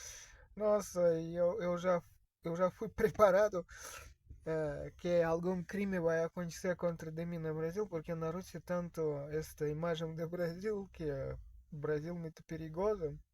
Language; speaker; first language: Portuguese; non-native, fluent; Russian